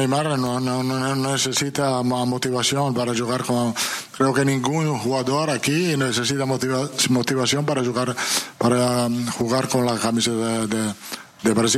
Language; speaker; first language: Portuguese; non-native, fluent; Italian